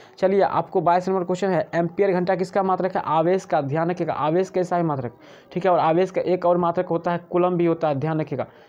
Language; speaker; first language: Hindi; native; Hindi